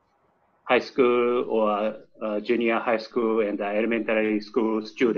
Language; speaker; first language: English; non-native, learner; Japanese